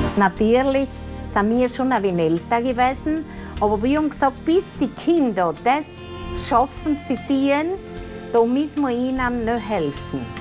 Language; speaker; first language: German; native; German